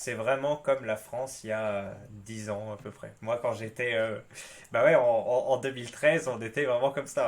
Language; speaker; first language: French; native; French